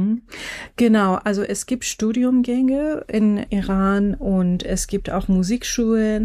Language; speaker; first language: German; non-native, fluent; Persian